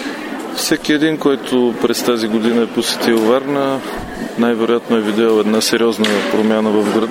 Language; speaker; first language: Bulgarian; native; Bulgarian